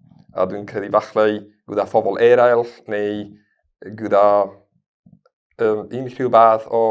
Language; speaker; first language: Welsh; non-native, learner; Spanish